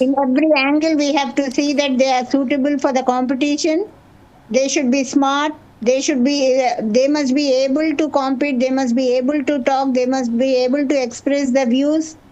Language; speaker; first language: English; non-native, local second language; Telugu